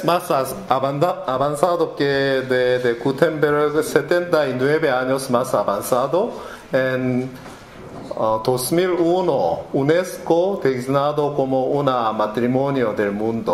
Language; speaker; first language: Spanish; non-native, learner; Korean